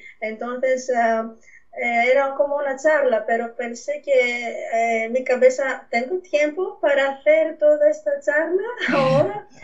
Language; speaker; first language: Spanish; non-native, fluent; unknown